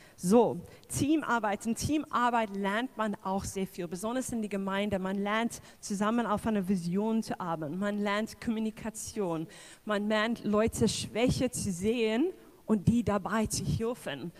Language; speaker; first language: German; non-native, fluent; English